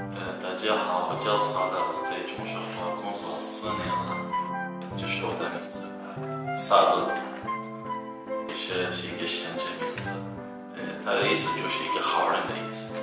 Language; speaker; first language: Chinese; non-native, fluent; Arabic